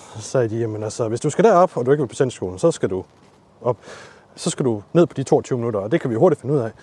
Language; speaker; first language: Danish; native; Danish